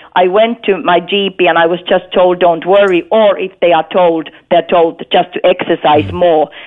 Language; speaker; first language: English; non-native, fluent; Finnish